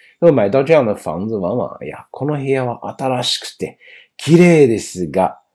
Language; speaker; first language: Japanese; non-native, fluent; Chinese